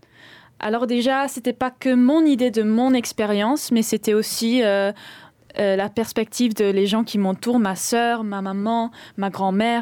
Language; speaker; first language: French; early bilingual, other home language; Spanish